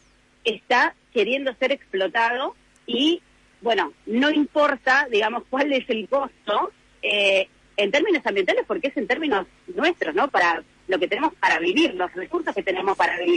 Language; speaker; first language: Spanish; native; Spanish